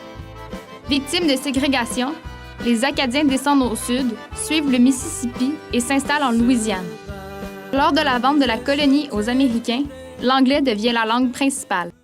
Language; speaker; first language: French; native; French